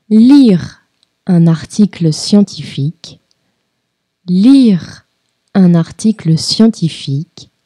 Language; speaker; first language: French; non-native, fluent; Portuguese